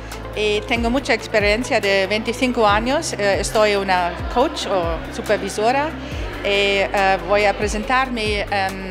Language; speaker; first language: Spanish; non-native, learner; German